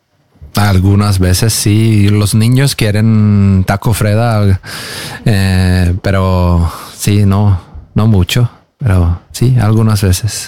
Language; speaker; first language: Spanish; non-native, learner; Norwegian